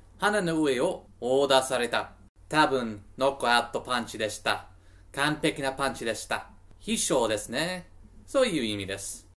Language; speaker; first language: Japanese; non-native, learner; English